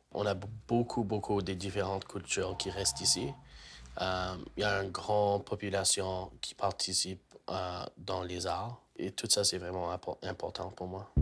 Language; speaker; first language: French; non-native, local second language; English